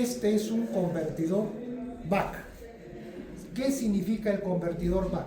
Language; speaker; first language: Spanish; native; Spanish